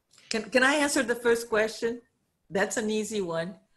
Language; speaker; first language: English; non-native, fluent; Portuguese